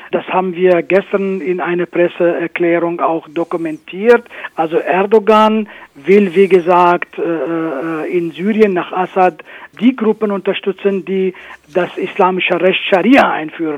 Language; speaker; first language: German; non-native, fluent; Kurdish